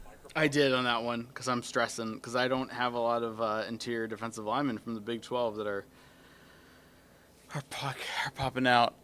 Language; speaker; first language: English; native; English